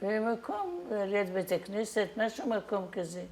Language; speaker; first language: Hebrew; non-native, fluent; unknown